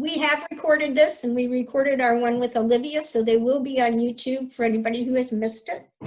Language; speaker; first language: English; native; English